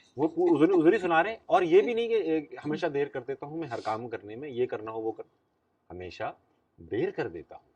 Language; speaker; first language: Urdu; native; Urdu